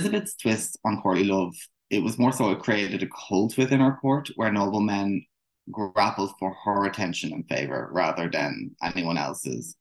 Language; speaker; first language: English; native; English